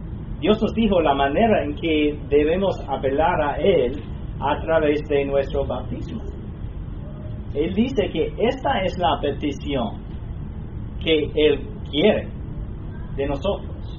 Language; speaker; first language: Spanish; non-native, fluent; English